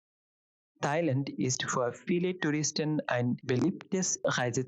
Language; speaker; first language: German; non-native, fluent; Bangla